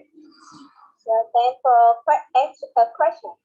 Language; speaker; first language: English; non-native, learner; Vietnamese